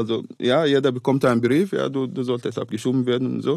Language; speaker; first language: German; non-native, fluent; Arabic